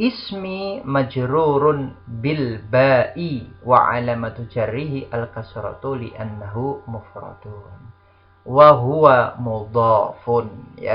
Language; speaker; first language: Arabic; non-native, fluent; Indonesian